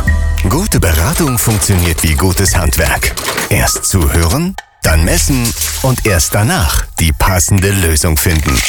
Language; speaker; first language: German; native; German